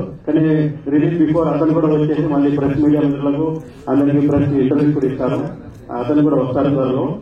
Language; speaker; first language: Telugu; native; Telugu